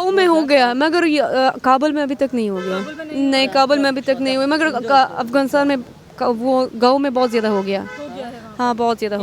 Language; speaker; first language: Hindi; non-native, learner; Persian